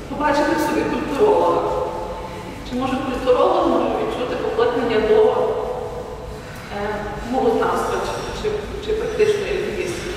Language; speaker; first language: Ukrainian; native; Ukrainian